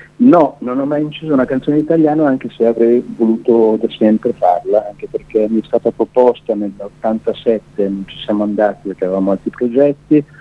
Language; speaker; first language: Italian; native; Italian